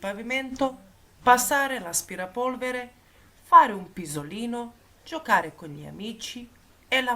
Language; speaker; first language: Italian; non-native, fluent; Macedonian